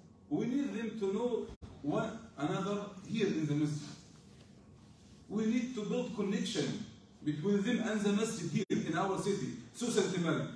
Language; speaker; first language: English; non-native, fluent; Arabic